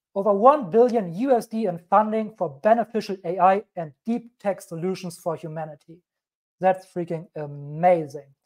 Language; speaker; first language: English; non-native, fluent; German